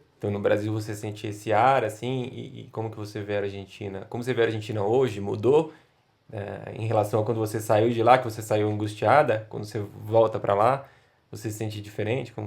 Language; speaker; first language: Portuguese; native; Portuguese